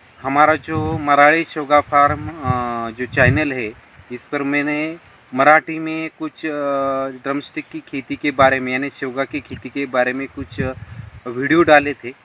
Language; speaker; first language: Hindi; non-native, local second language; Marathi